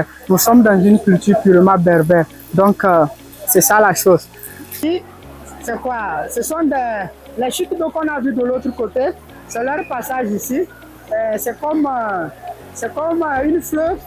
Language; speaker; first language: French; non-native, fluent; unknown